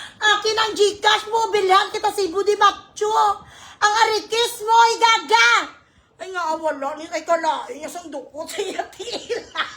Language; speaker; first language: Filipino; non-native, local second language; Hiligaynon